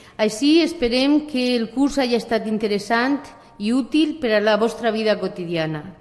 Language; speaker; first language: Catalan; non-native, local second language; Spanish